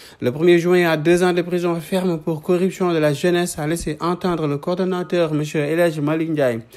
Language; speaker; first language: French; non-native, local second language; Wolof